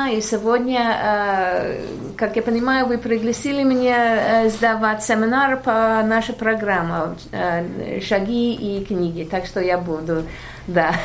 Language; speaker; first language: Russian; non-native, learner; English